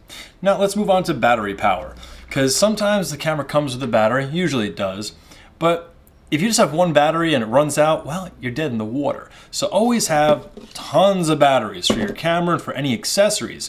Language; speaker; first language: English; native; English